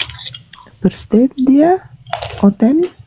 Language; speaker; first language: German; non-native, learner; Indonesian